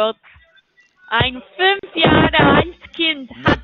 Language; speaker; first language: German; non-native, learner; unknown